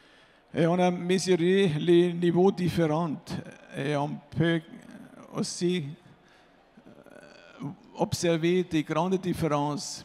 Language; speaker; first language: French; non-native, fluent; German